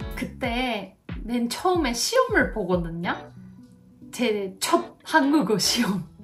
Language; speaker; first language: Korean; non-native, fluent; Japanese